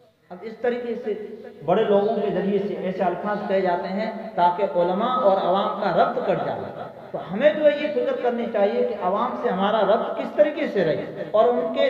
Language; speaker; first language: Urdu; native; Urdu